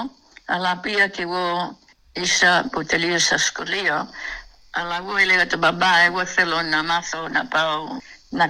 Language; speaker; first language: Greek; early bilingual, heritage; Greek